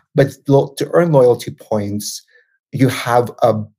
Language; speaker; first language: English; non-native, local second language; Filipino